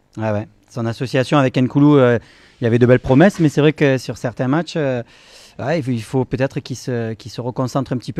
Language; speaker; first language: French; native; French